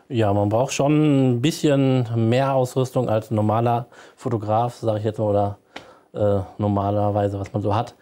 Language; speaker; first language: German; native; German